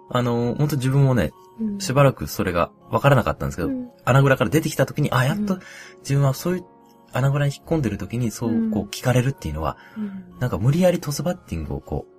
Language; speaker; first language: Japanese; native; Japanese